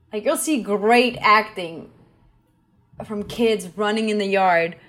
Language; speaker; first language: English; non-native, fluent; Danish